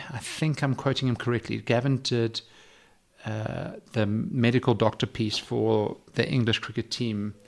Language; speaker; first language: English; native; English